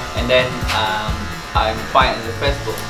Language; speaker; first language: English; non-native, learner; Malay